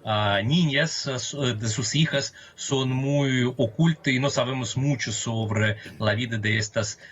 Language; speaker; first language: Spanish; non-native, fluent; Russian